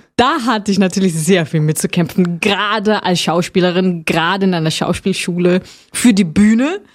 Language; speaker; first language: German; non-native, fluent; Portuguese